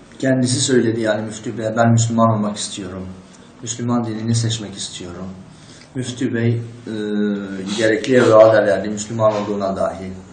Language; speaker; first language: Turkish; non-native, local second language; Kurdish